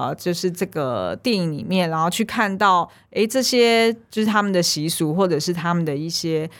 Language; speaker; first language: Chinese; native; Chinese